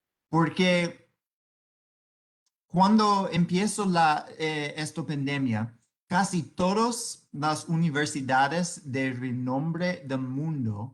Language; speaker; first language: Spanish; non-native, fluent; English